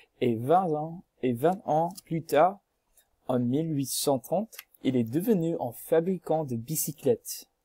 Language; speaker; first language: French; non-native, learner; English